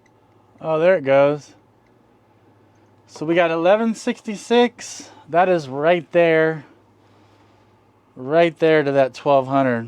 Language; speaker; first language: English; native; English